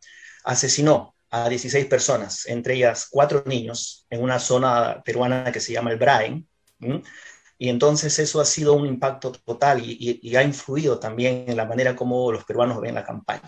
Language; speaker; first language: Spanish; native; Spanish